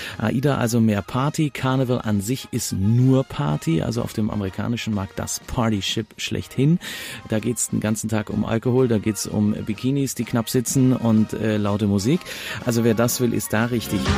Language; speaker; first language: German; native; German